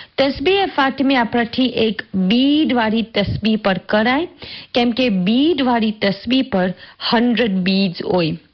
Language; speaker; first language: Gujarati; early bilingual, heritage; Gujarati